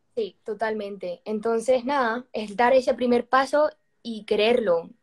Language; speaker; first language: Spanish; native; Spanish